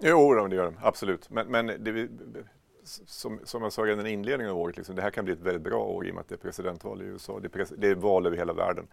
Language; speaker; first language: Swedish; native; Swedish